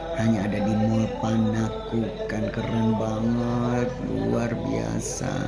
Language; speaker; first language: Indonesian; native; Indonesian